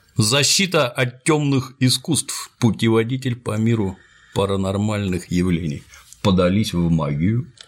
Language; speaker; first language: Russian; native; Russian